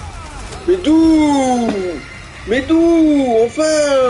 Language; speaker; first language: French; native; French